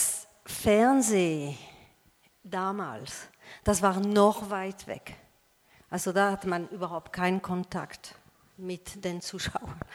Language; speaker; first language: German; non-native, fluent; French